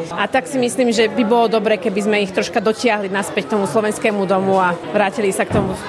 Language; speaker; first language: Slovak; native; Slovak